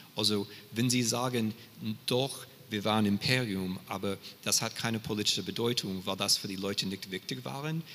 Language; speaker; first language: German; non-native, fluent; English